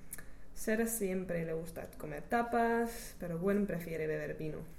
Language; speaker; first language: Spanish; non-native, learner; English